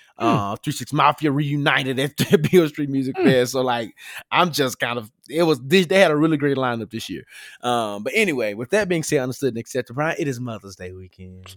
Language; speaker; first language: English; native; English